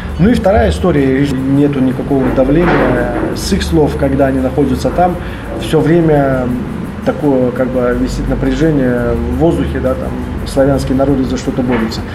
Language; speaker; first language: Russian; native; Russian